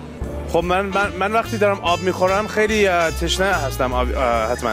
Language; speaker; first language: Persian; early bilingual, heritage; Persian